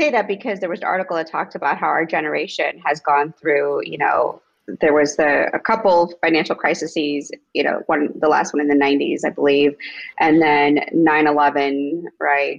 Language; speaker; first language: English; early bilingual, other home language; Spanish